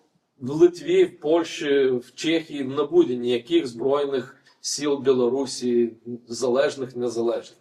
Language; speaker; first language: Ukrainian; non-native, fluent; Lithuanian